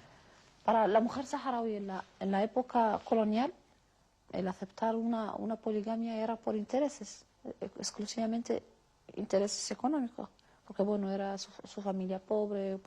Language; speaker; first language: Spanish; non-native, local second language; Arabic